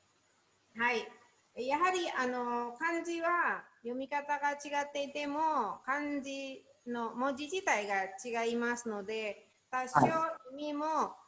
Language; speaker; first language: Japanese; non-native, learner; Indonesian